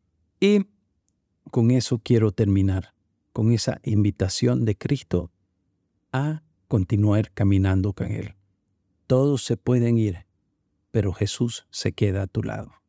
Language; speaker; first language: Spanish; native; Spanish